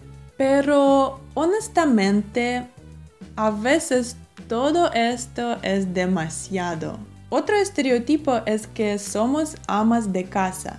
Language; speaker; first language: Spanish; non-native, fluent; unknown